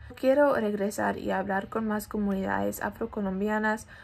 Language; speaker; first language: Spanish; non-native, fluent; English